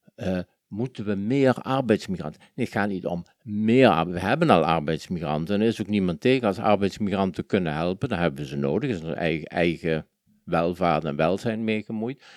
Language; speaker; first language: Dutch; native; Dutch